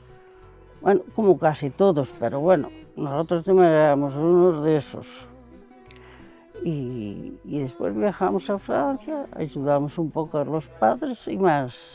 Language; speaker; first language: Spanish; non-native, local second language; Galician